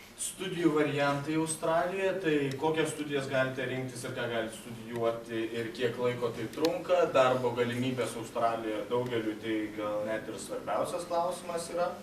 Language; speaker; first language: Lithuanian; native; Lithuanian